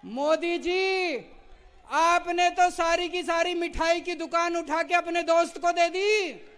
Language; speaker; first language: Hindi; native; Hindi